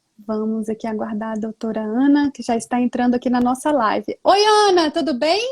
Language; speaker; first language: Portuguese; native; Portuguese